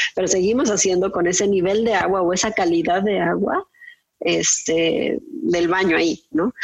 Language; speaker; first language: Spanish; native; Spanish